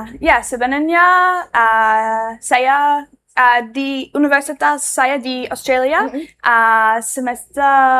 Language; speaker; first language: Indonesian; non-native, learner; English